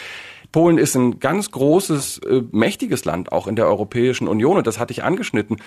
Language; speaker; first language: German; native; German